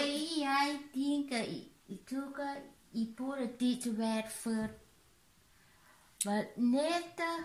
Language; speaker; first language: Danish; non-native, learner; Thai